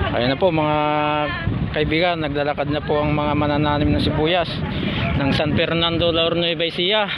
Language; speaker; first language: Filipino; non-native, local second language; Iloko